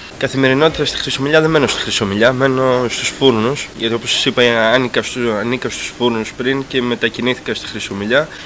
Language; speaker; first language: Greek; native; Greek